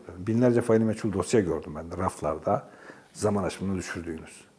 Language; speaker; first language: Turkish; non-native, local second language; Kurdish